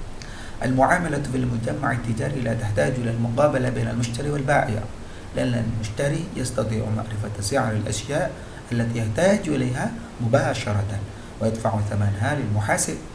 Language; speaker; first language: Arabic; non-native, fluent; Indonesian